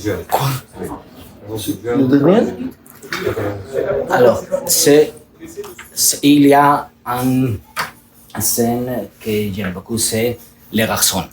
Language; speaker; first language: French; non-native, learner; Spanish